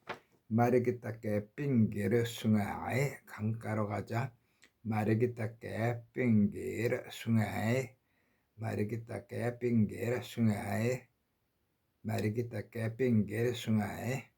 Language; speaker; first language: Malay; non-native, learner; Korean